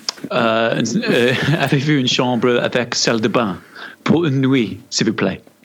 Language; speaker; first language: French; non-native, learner; English